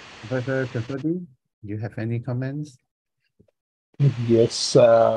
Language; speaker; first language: English; non-native, fluent; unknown